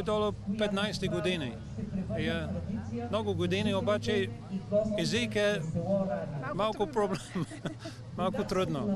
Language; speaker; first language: Bulgarian; non-native, learner; English